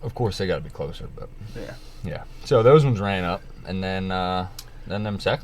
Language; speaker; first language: English; native; English